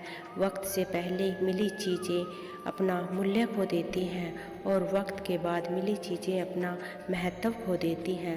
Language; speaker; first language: Hindi; native; Hindi